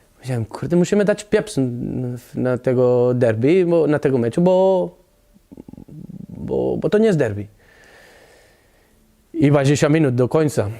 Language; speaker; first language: Polish; non-native, learner; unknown